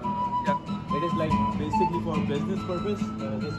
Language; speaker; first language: English; non-native, fluent; Hindi